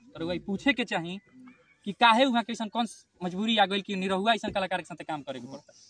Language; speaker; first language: Bhojpuri; native; Bhojpuri